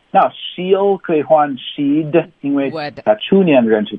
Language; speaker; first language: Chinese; non-native, learner; English